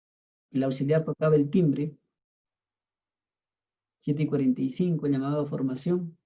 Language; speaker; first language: Spanish; native; Spanish